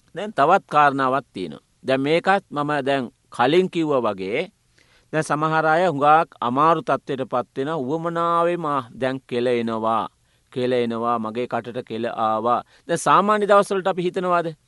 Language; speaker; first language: Sinhala; non-native, local second language; Tamil